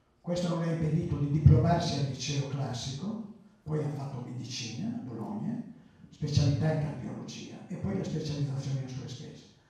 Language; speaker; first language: Italian; early bilingual, other home language; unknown